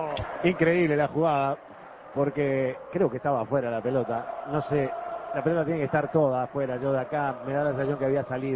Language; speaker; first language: Spanish; native; Spanish